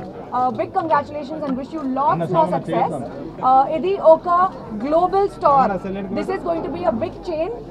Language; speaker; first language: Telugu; non-native, learner; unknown